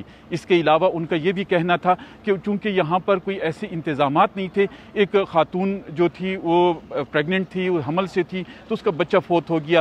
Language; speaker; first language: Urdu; non-native, local second language; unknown